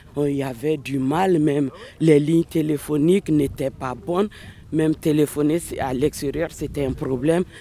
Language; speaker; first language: French; non-native, local second language; Bambara